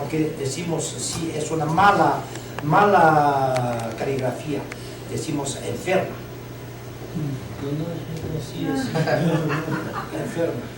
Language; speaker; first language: Spanish; non-native, learner; Chinese